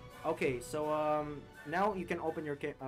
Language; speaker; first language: English; non-native, fluent; Indonesian